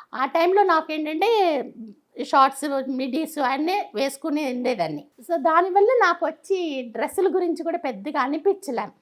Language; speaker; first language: Telugu; native; Telugu